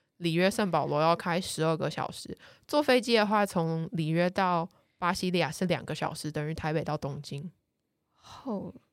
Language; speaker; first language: Chinese; native; Chinese